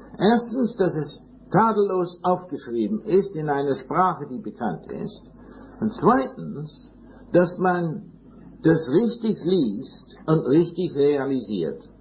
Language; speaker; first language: German; non-native, fluent; English